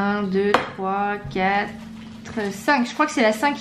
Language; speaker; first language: French; native; French